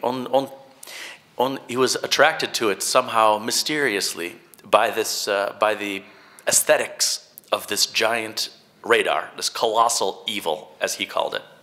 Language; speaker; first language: English; native; English